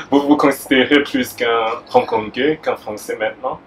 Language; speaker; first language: French; non-native, fluent; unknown